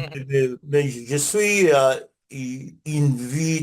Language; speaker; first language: French; non-native, learner; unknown